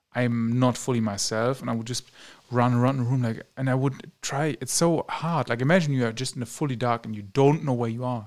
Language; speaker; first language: English; non-native, fluent; German